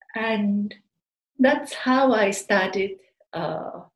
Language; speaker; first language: English; non-native, fluent; Japanese